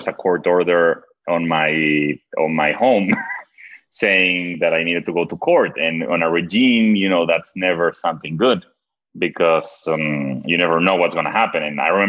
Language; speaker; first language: English; non-native, fluent; Spanish